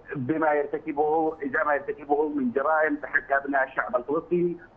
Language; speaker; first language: Arabic; native; Arabic